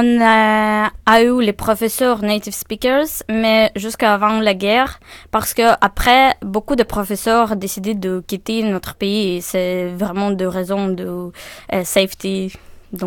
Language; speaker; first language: French; non-native, fluent; Ukrainian